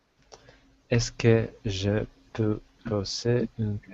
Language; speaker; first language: French; non-native, learner; Russian